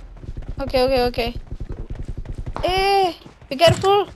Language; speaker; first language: English; non-native, learner; Javanese